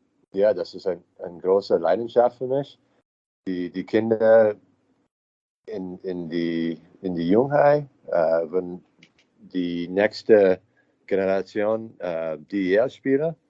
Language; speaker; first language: German; non-native, learner; English